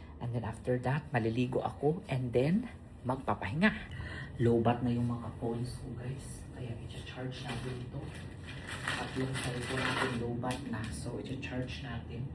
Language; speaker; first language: Filipino; non-native, local second language; Cebuano